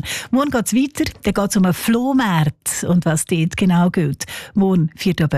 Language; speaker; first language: German; native; German